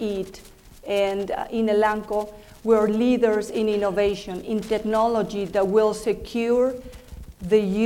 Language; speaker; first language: English; non-native, fluent; Spanish